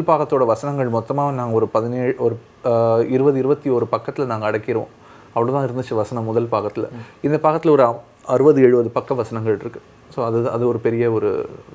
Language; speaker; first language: Tamil; native; Tamil